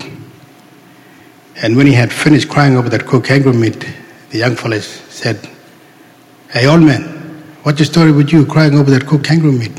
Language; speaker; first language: English; non-native, local second language; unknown